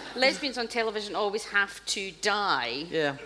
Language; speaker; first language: English; native; English